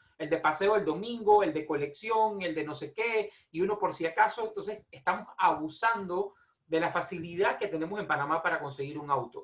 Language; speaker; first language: Spanish; native; Spanish